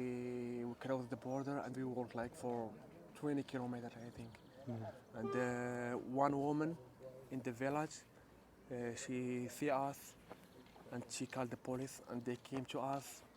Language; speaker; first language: English; non-native, learner; Arabic